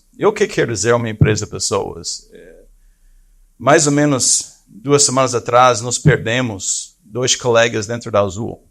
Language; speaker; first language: Portuguese; non-native, fluent; English